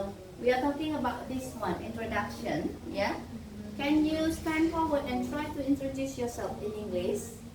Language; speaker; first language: English; non-native, fluent; Indonesian